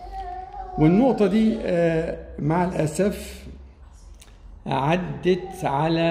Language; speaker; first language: Arabic; native; Arabic